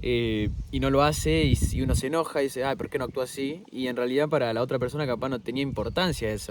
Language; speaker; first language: Spanish; native; Spanish